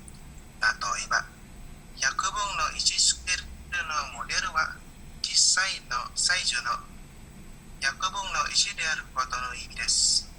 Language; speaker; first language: Japanese; non-native, learner; Indonesian